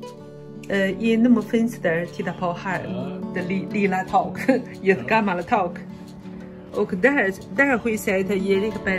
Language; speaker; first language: Swedish; non-native, learner; Chinese